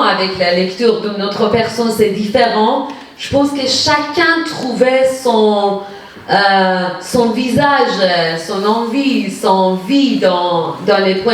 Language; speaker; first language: French; non-native, fluent; Persian